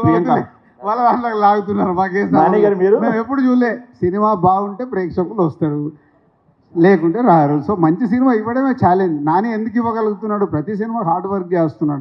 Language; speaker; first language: Telugu; native; Telugu